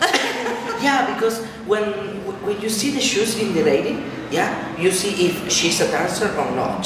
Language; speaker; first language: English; non-native, learner; Spanish